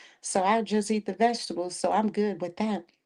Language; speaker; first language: English; native; English